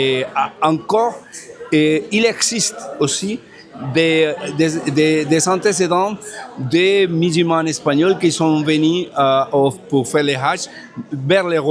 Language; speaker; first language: French; non-native, fluent; Spanish